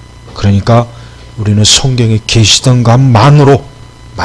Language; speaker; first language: Korean; native; Korean